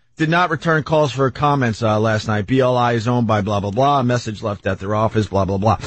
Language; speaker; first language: English; native; English